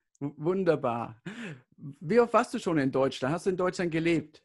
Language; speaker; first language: German; native; German